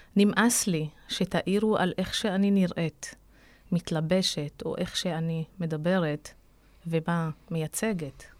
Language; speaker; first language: Hebrew; non-native, local second language; Arabic